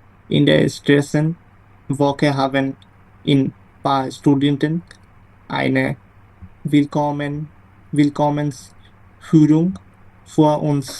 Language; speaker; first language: German; non-native, learner; Bangla